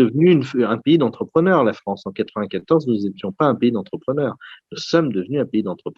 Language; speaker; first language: French; native; French